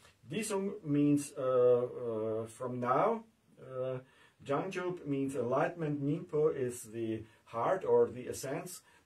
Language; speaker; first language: English; non-native, fluent; German